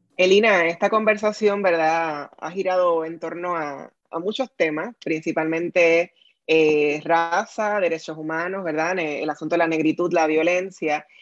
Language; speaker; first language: Spanish; native; Spanish